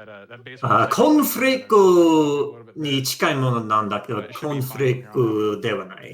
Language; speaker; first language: Japanese; non-native, learner; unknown